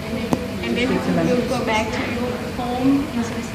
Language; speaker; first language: English; non-native, learner; Thai